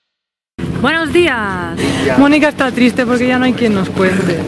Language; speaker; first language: Spanish; native; Spanish